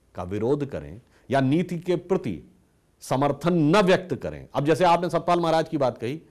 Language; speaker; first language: Hindi; native; Hindi